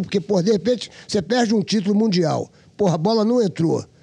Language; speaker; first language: Portuguese; native; Portuguese